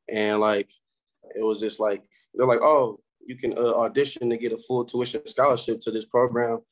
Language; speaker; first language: English; native; English